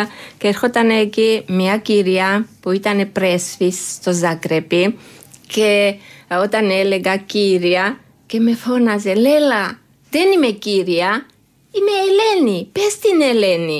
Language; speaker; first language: Greek; non-native, learner; Georgian